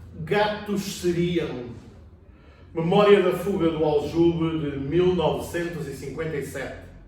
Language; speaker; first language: Portuguese; native; Portuguese